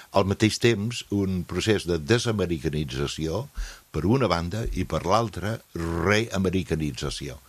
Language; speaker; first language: Catalan; non-native, fluent; English